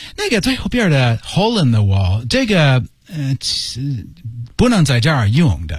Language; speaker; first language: Chinese; non-native, learner; English